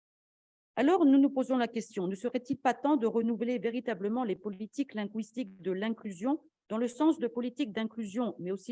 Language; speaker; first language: French; native; French